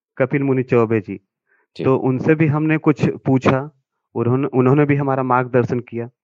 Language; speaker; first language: Hindi; native; Hindi